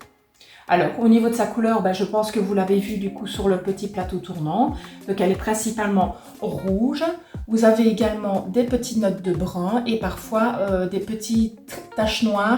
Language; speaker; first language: French; native; French